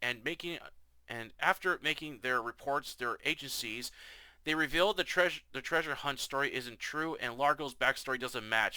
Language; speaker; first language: English; native; English